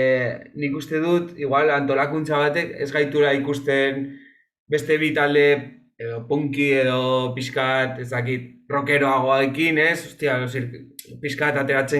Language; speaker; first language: Basque; non-native, local second language; Spanish